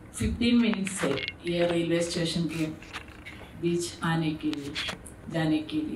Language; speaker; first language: Hindi; non-native, local second language; Malayalam